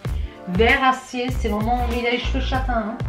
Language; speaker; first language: French; native; French